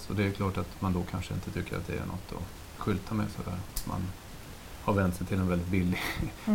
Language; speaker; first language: Swedish; native; Swedish